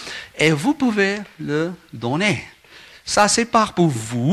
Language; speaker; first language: French; non-native, learner; Afrikaans